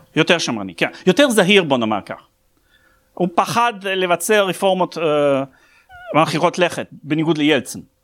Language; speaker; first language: Hebrew; non-native, fluent; Russian